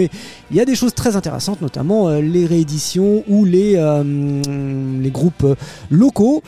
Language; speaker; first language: French; native; French